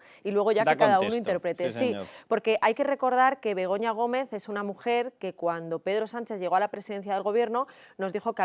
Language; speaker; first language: Spanish; native; Spanish